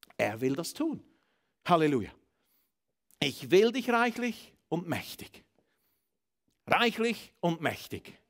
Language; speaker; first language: German; native; German